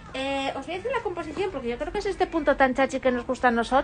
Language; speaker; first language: Spanish; native; Spanish